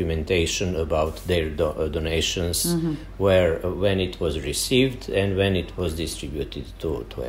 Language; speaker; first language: English; non-native, fluent; Serbian